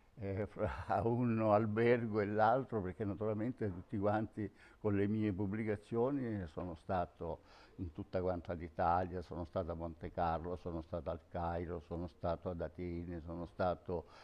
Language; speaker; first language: Italian; native; Italian